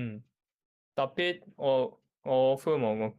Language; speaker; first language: Chinese; non-native, learner; Japanese